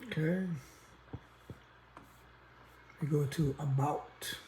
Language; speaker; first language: English; native; English